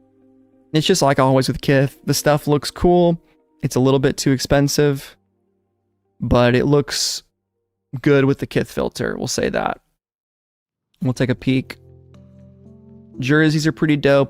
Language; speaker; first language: English; native; English